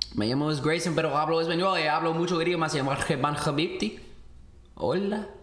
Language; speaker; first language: Spanish; non-native, learner; English